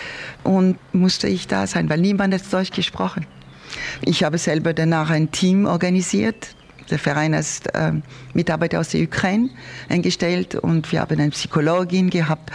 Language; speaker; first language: German; non-native, fluent; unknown